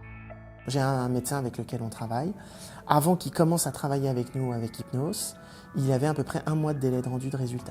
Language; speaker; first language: French; native; French